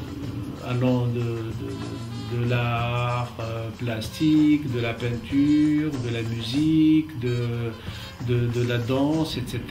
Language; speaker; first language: French; non-native, local second language; Arabic